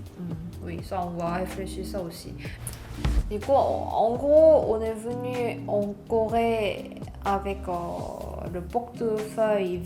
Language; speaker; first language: French; non-native, learner; Korean